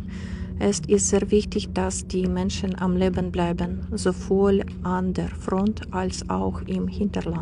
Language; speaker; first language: German; non-native, fluent; Ukrainian